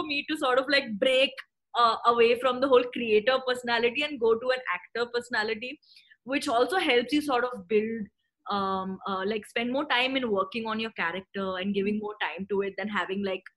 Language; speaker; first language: English; non-native, local second language; Marathi